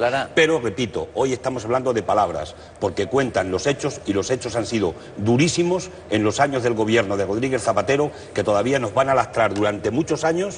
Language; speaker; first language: Spanish; native; Spanish